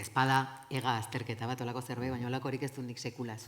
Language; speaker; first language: Basque; native; Basque